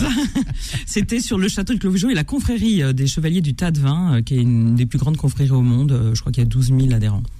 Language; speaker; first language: French; native; French